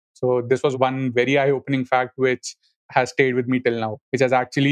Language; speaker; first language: English; non-native, local second language; Hindi